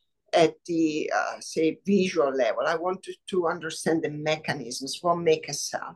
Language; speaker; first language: English; non-native, fluent; Italian